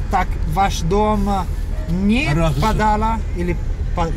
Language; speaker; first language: Russian; non-native, learner; Italian